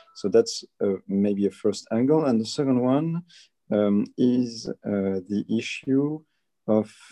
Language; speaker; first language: English; early bilingual, other home language; Spanish